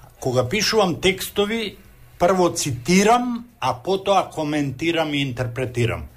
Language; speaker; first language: Macedonian; native; Macedonian